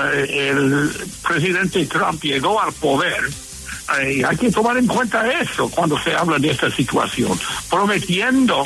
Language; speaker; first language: Spanish; non-native, fluent; English